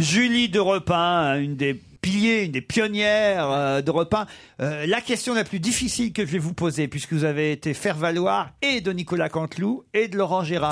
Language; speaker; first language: French; native; French